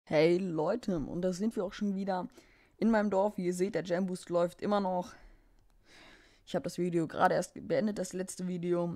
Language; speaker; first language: German; native; German